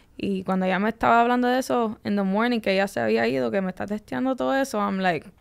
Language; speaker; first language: Spanish; early bilingual, heritage; Spanish